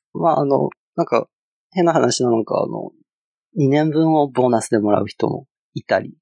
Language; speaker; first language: Japanese; non-native, fluent; Chinese